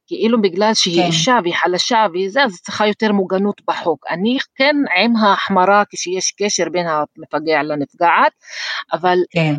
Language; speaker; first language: Hebrew; non-native, local second language; Arabic